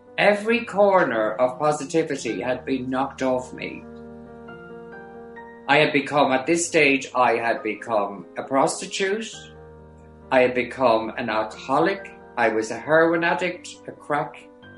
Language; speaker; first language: English; native; English